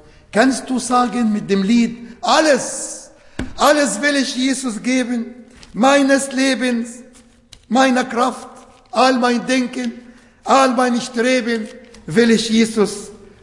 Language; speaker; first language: German; non-native, fluent; Arabic